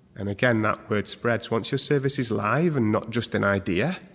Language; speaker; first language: English; native; English